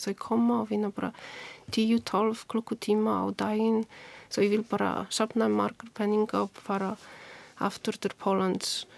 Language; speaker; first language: Icelandic; non-native, learner; Polish